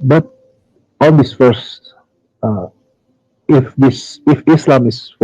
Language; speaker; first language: English; non-native, learner; Indonesian